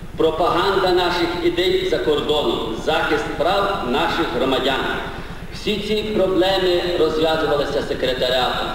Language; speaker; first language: Ukrainian; native; Ukrainian